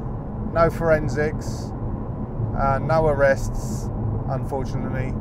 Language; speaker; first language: English; native; English